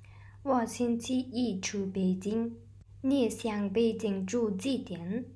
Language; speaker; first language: Chinese; non-native, learner; Mongolian